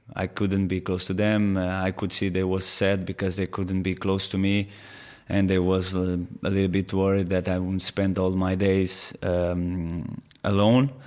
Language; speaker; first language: English; non-native, fluent; Portuguese